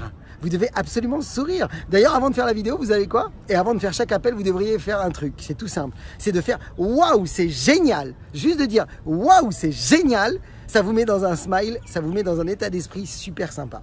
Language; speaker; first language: French; native; French